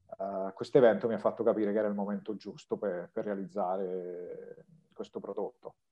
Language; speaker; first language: Italian; native; Italian